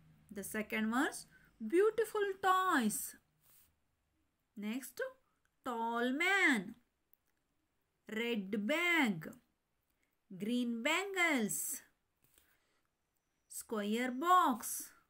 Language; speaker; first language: English; non-native, local second language; Kannada